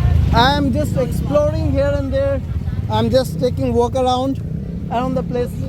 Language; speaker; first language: English; non-native, learner; Bangla